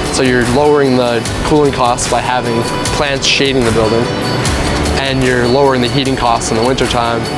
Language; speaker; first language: English; native; English